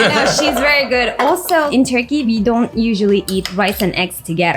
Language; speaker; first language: English; non-native, fluent; Turkish